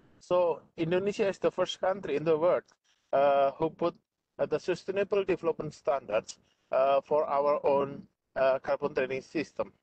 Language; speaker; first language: English; non-native, fluent; Indonesian